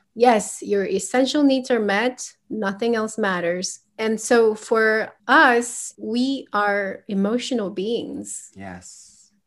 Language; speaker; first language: English; early bilingual, other home language; Chinese